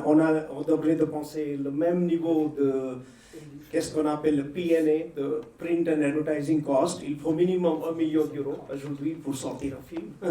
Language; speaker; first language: French; non-native, fluent; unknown